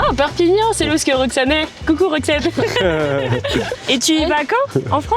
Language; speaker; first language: French; native; French